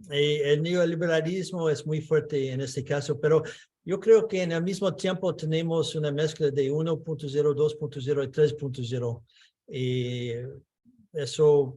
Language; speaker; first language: Spanish; non-native, fluent; English